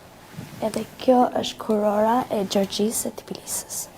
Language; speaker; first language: Albanian; early bilingual, heritage; Albanian